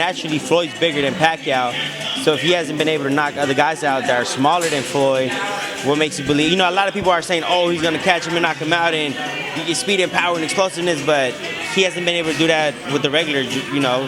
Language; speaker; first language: English; native; English